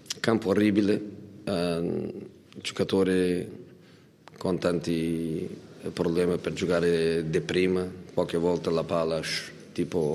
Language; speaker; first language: Italian; non-native, fluent; Portuguese